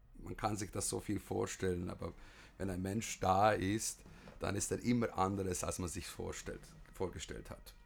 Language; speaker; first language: German; early bilingual, other home language; Bosnian